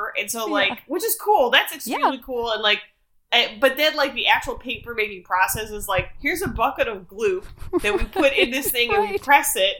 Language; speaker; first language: English; native; English